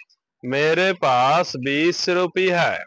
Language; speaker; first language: Hindi; non-native, learner; Bangla